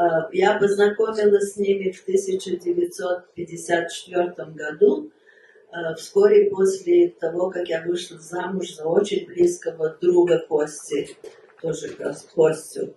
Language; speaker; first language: Russian; early bilingual, heritage; Russian